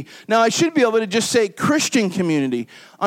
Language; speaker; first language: English; native; English